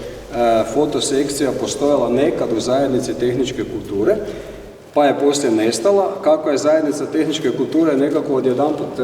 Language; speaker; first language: Croatian; native; Croatian